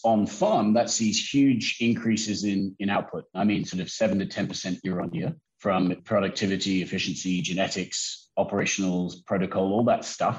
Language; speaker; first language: English; native; English